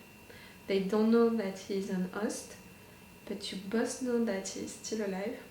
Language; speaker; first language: English; non-native, fluent; French